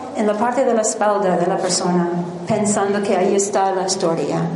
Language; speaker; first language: Spanish; non-native, fluent; English